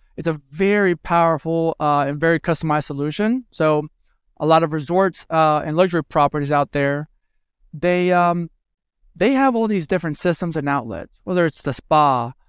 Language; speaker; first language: English; early bilingual, other home language; Spanish